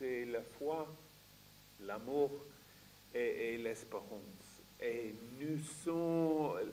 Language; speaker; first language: French; non-native, fluent; English